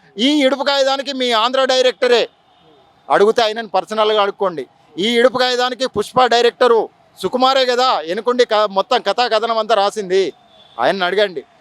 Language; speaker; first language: Telugu; native; Telugu